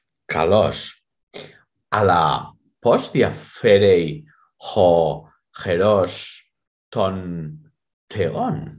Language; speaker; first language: Greek; non-native, fluent; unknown